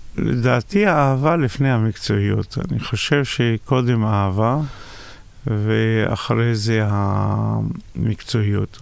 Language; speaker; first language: Hebrew; non-native, local second language; Arabic